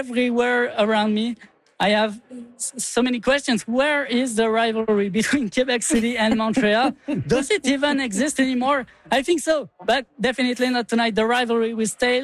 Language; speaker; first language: English; non-native, fluent; French